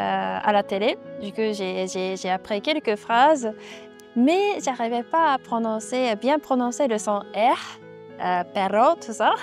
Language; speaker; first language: French; non-native, fluent; Japanese